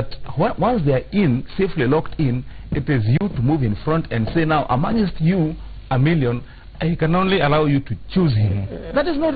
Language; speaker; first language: English; non-native, local second language; Kikuyu